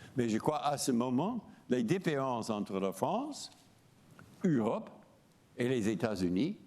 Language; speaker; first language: French; non-native, fluent; English